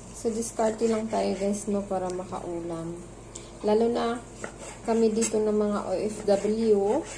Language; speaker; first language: Filipino; non-native, local second language; Hiligaynon